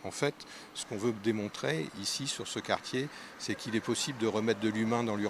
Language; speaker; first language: French; native; French